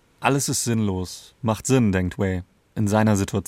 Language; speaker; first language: German; native; German